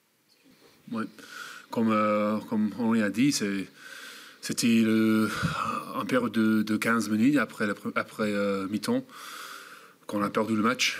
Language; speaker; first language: French; non-native, learner; English